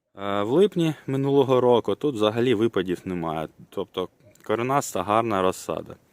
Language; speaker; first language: Ukrainian; non-native, local second language; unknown